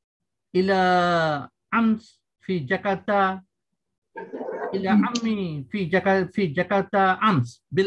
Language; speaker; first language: Arabic; non-native, learner; Indonesian